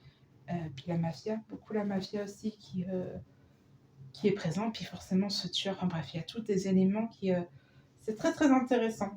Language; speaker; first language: French; native; French